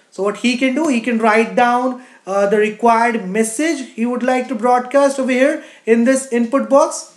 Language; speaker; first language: English; non-native, local second language; Hindi